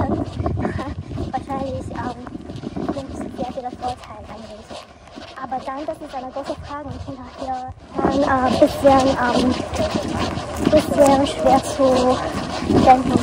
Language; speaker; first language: German; non-native, learner; Chinese